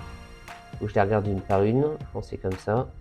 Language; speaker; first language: French; native; French